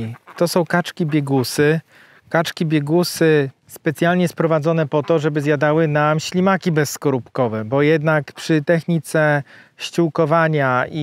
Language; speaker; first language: Polish; native; Polish